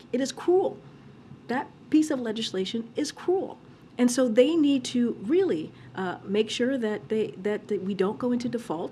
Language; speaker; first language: English; native; English